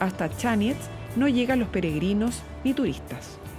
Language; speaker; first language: Spanish; native; Spanish